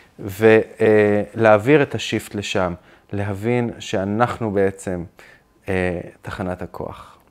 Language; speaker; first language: Hebrew; native; Hebrew